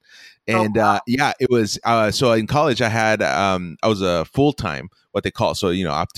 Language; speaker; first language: English; early bilingual, other home language; Spanish